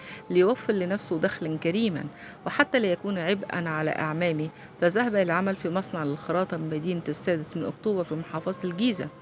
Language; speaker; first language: Arabic; native; Arabic